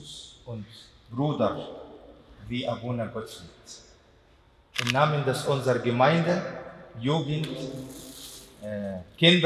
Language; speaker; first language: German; non-native, learner; Arabic